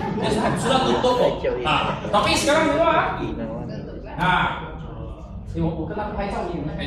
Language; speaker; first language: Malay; non-native, local second language; Chinese